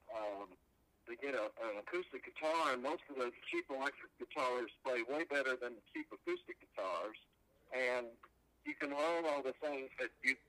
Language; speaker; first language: English; native; English